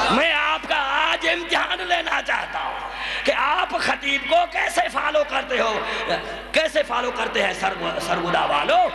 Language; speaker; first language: Urdu; non-native, local second language; Sindhi